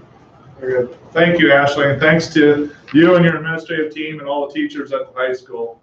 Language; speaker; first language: English; native; English